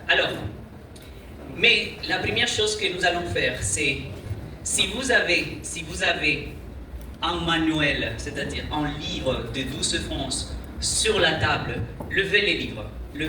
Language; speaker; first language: French; non-native, fluent; Spanish